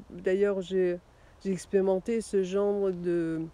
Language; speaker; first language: French; non-native, fluent; Russian